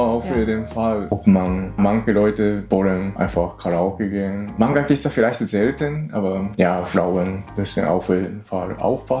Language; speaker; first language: German; non-native, learner; Japanese